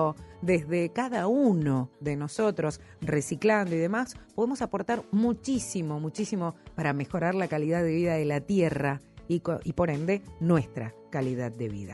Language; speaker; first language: Spanish; native; Spanish